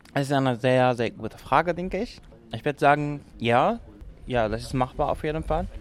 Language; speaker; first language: German; non-native, local second language; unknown